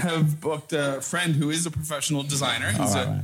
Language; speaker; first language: English; native; English